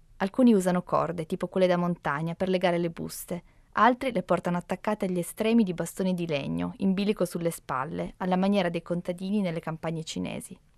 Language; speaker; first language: Italian; native; Italian